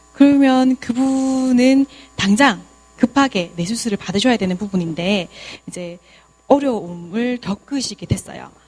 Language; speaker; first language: Korean; native; Korean